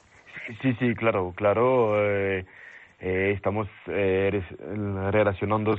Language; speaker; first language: Spanish; non-native, fluent; French